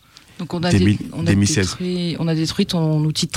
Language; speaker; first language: French; native; French